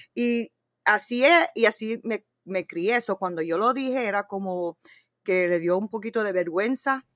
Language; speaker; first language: Spanish; early bilingual, heritage; Spanish